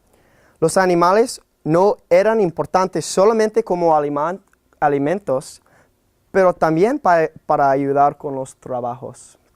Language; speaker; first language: Spanish; non-native, learner; English